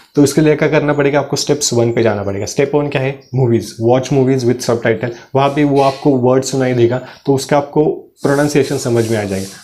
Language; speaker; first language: Hindi; non-native, local second language; Marathi